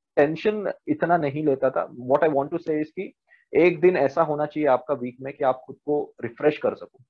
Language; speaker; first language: Hindi; non-native, local second language; Marathi